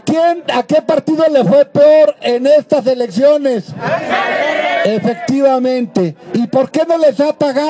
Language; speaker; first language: Spanish; native; Spanish